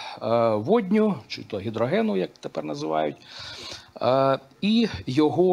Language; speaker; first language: Ukrainian; native; Ukrainian